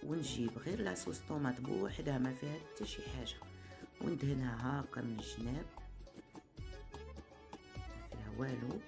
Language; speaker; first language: Arabic; native; Arabic